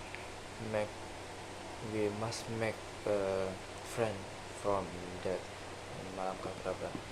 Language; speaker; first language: English; non-native, learner; Indonesian